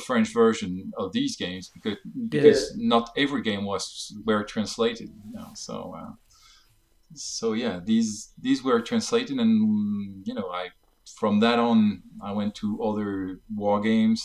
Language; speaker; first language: English; non-native, fluent; French